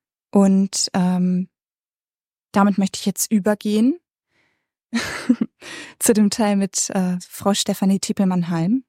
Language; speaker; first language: German; native; German